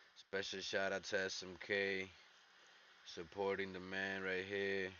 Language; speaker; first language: English; early bilingual, other home language; Spanish